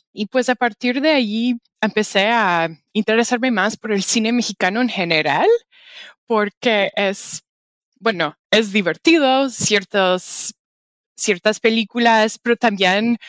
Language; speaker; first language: Spanish; non-native, fluent; English